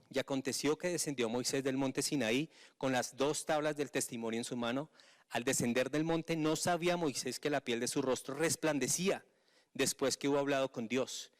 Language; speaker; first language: Spanish; native; Spanish